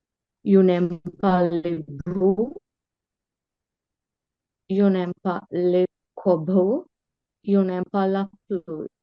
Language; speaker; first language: French; non-native, learner; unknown